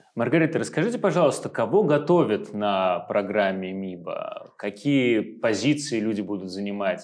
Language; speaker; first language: Russian; native; Russian